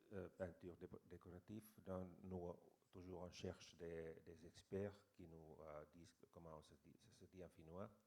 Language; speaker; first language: French; non-native, fluent; Finnish